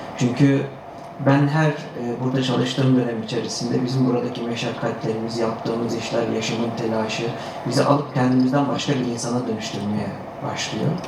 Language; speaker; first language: Turkish; native; Turkish